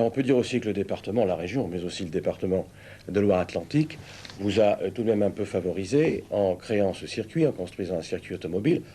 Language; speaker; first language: French; native; French